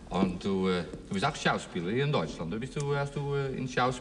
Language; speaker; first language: German; non-native, fluent; Dutch